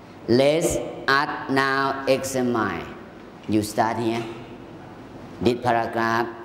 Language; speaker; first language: English; non-native, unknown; Thai